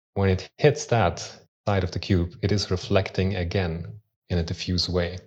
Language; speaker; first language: English; early bilingual, other home language; Swiss German